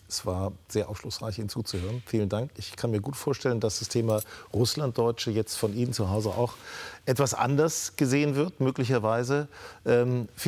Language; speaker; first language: German; native; German